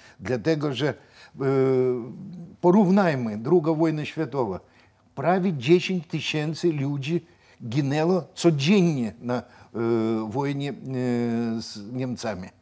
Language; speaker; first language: Polish; non-native, fluent; Russian